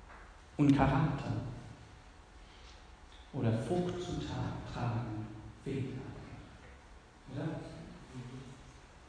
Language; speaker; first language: German; non-native, fluent; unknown